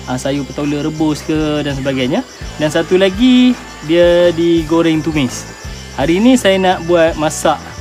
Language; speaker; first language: Malay; non-native, local second language; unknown